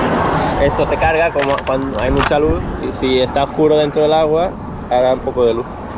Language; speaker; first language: Spanish; native; Spanish